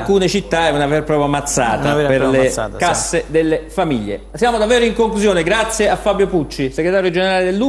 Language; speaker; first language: Italian; native; Italian